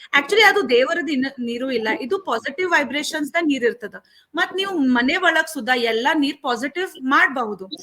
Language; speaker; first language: Kannada; non-native, local second language; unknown